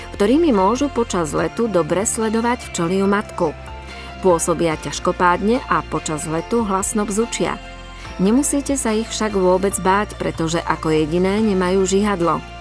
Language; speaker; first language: Slovak; native; Slovak